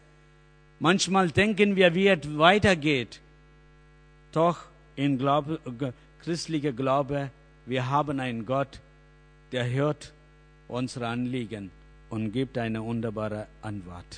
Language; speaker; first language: German; non-native, learner; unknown